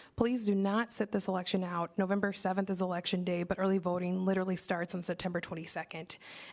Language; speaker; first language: English; native; English